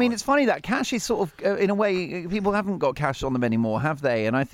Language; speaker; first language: English; native; English